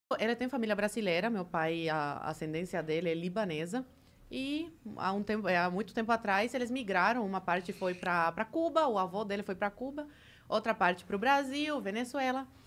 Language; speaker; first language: Portuguese; early bilingual, other home language; Spanish